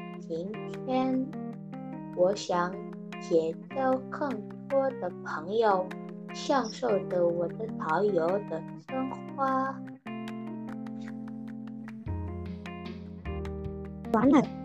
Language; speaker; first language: Chinese; non-native, learner; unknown